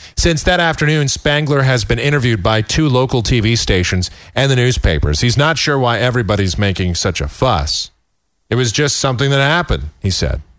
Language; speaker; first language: English; native; English